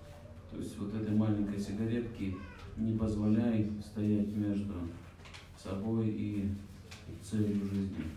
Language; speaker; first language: Russian; native; Russian